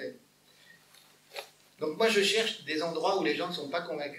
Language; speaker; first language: French; native; French